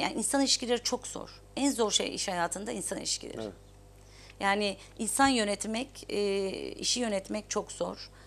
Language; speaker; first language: Turkish; native; Turkish